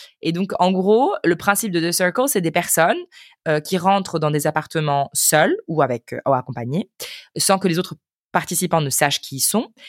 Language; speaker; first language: French; native; French